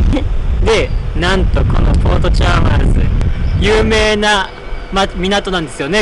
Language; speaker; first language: Japanese; native; Japanese